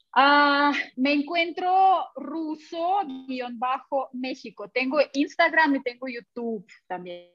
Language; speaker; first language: Spanish; non-native, fluent; Russian